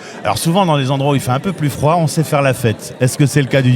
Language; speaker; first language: French; native; French